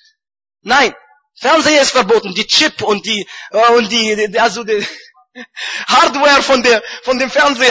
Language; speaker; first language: German; non-native, fluent; Arabic